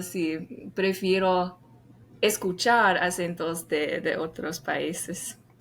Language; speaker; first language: Spanish; non-native, fluent; English